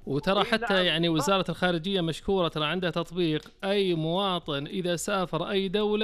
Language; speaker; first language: Arabic; native; Arabic